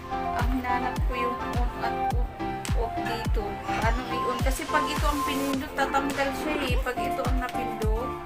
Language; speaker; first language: Filipino; non-native, local second language; Cebuano